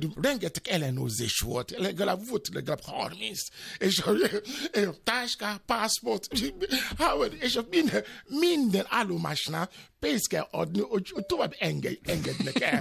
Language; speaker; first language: Hungarian; non-native, fluent; Albanian